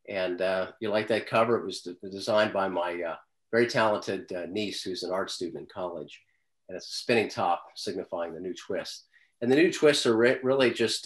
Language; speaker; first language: English; native; English